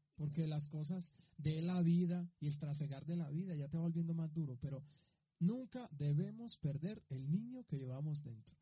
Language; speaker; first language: Spanish; native; Spanish